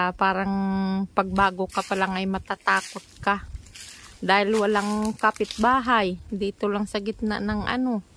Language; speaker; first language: Filipino; non-native, local second language; Cebuano